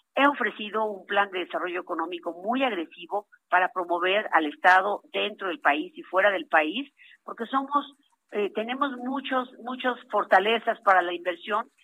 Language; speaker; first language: Spanish; native; Spanish